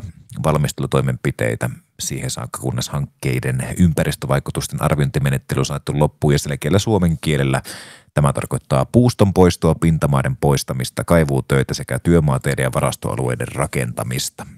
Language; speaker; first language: Finnish; native; Finnish